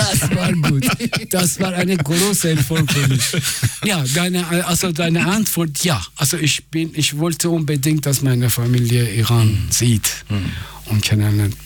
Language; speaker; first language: German; non-native, fluent; Persian